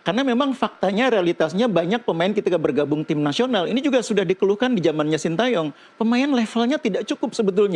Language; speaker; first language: Indonesian; native; Indonesian